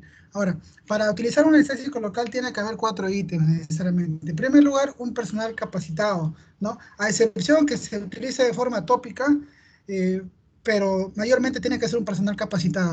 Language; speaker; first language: Spanish; native; Spanish